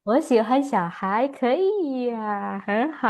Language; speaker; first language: Chinese; non-native, fluent; Indonesian